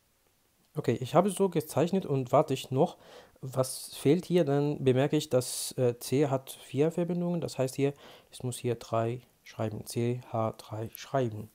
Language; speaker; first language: German; non-native, fluent; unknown